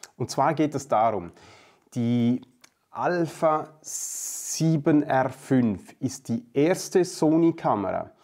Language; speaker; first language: German; native; German